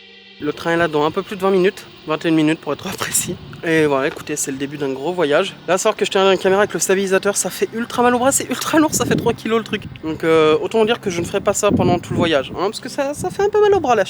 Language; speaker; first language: French; native; French